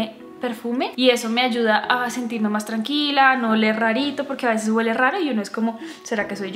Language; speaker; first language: Spanish; native; Spanish